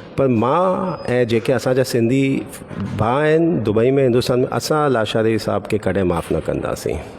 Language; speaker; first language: Sindhi; early bilingual, heritage; Sindhi